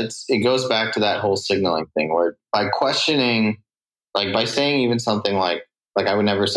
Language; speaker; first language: English; native; English